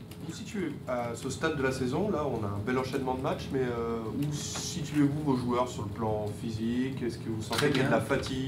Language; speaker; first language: French; native; French